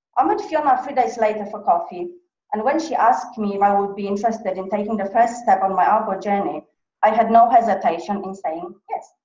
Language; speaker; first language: English; non-native, fluent; Polish